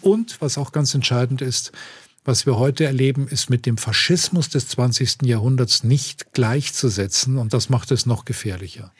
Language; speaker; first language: German; native; German